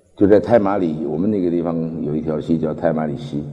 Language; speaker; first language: Chinese; early bilingual, other home language; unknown